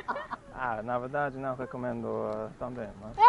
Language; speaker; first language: Portuguese; non-native, learner; English